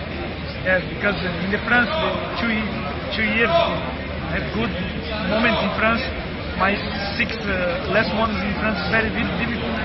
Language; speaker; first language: English; non-native, learner; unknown